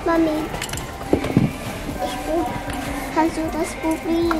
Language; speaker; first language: German; early bilingual, other home language; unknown